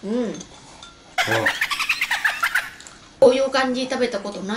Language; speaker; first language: Japanese; non-native, local second language; Vietnamese